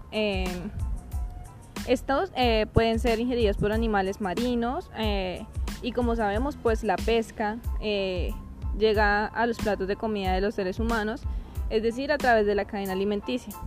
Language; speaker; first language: Spanish; native; Spanish